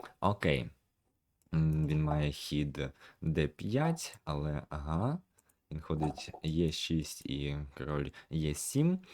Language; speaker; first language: Ukrainian; native; Ukrainian